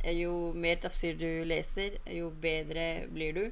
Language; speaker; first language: Norwegian; early bilingual, other home language; Urdu